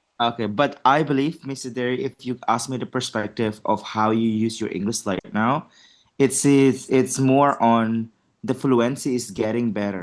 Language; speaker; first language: English; non-native, fluent; Indonesian